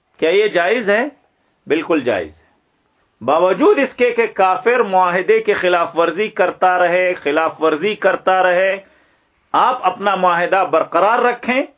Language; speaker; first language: Urdu; non-native, local second language; Pashto